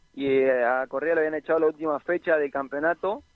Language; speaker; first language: Spanish; native; Spanish